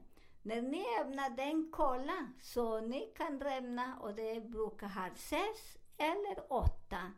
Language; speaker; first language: Swedish; non-native, fluent; Spanish